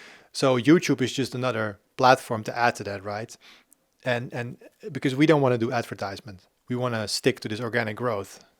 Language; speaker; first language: English; non-native, fluent; Dutch